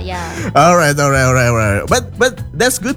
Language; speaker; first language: English; non-native, fluent; Indonesian